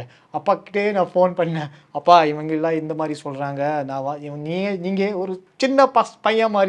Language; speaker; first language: Tamil; non-native, learner; Kashmiri